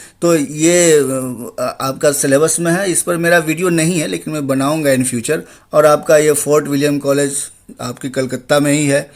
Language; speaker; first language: Urdu; native; Urdu